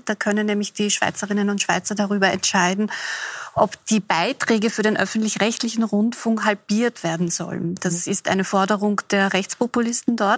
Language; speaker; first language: German; native; German